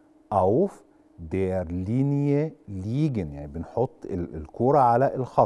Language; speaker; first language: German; non-native, fluent; Arabic